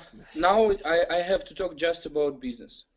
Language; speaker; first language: English; non-native, learner; Ukrainian